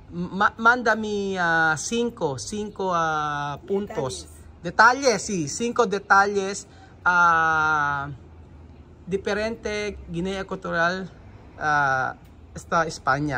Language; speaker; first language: Spanish; non-native, learner; Filipino